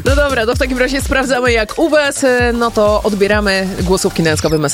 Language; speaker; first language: Polish; native; Polish